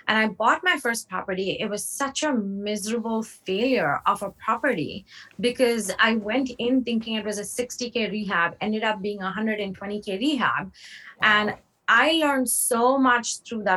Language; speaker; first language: English; non-native, local second language; Hindi